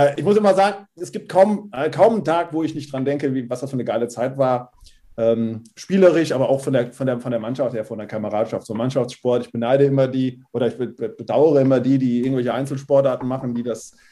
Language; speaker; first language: German; non-native, fluent; Czech